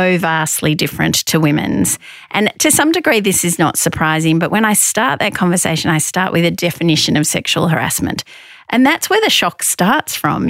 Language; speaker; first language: English; native; English